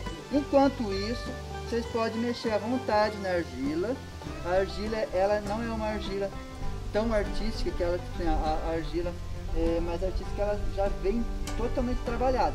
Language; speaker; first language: Portuguese; native; Portuguese